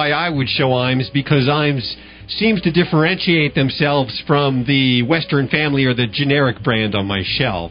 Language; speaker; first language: English; native; English